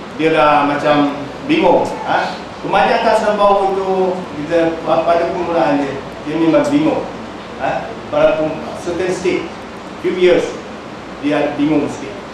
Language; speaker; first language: Malay; non-native, local second language; Chinese